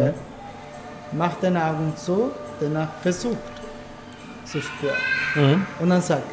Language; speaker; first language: German; non-native, learner; Turkish